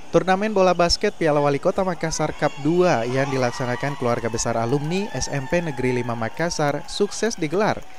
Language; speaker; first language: Indonesian; native; Indonesian